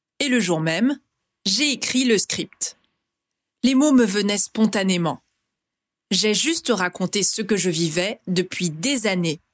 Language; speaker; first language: French; early bilingual, other home language; Vietnamese